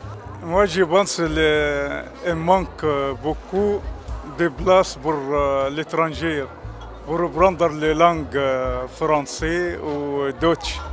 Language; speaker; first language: French; non-native, learner; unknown